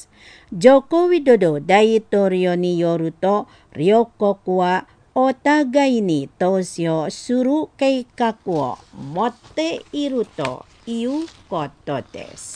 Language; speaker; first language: Japanese; non-native, fluent; Indonesian